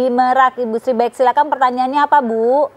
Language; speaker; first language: Indonesian; native; Indonesian